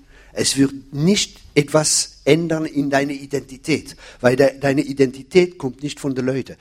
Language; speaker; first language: German; non-native, fluent; French